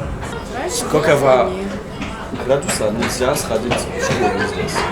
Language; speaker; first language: Russian; non-native, learner; French